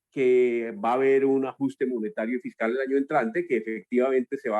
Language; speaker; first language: Spanish; native; Spanish